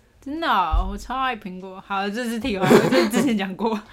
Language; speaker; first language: Chinese; native; Chinese